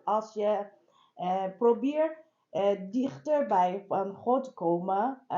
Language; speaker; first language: Dutch; non-native, learner; Persian